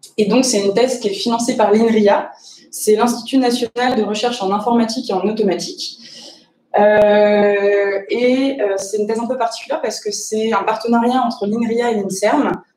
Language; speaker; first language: French; native; French